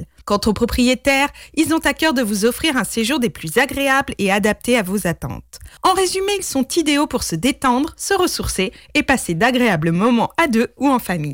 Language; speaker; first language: French; native; French